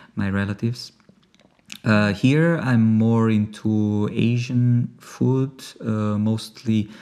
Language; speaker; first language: English; non-native, fluent; Italian